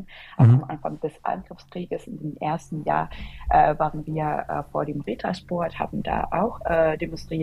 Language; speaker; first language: German; non-native, fluent; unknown